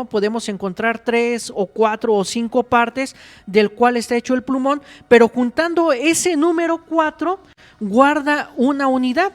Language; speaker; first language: Spanish; native; Spanish